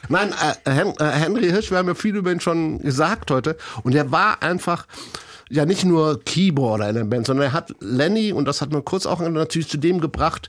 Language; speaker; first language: German; native; German